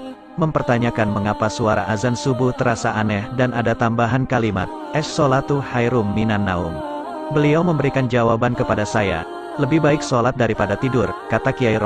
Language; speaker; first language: Indonesian; native; Indonesian